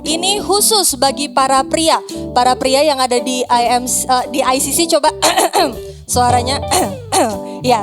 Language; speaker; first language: Indonesian; native; Indonesian